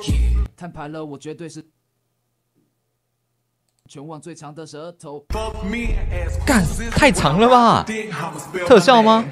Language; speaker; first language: Chinese; native; Chinese